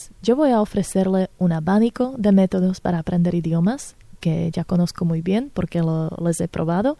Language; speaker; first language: Spanish; non-native, fluent; Slovak